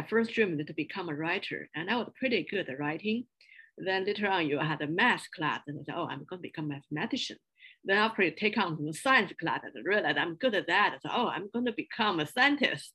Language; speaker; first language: English; non-native, fluent; Chinese